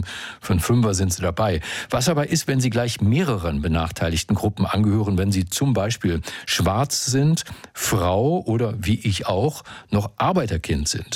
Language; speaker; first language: German; native; German